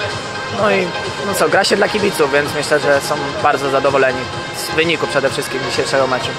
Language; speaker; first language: Polish; native; Polish